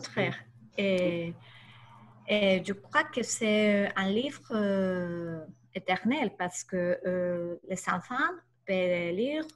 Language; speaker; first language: French; non-native, learner; Spanish